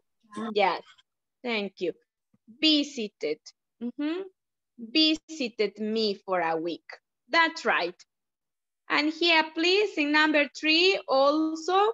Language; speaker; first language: English; non-native, learner; Spanish